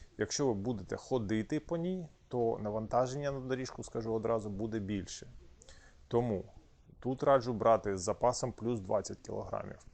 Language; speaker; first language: Ukrainian; non-native, local second language; Russian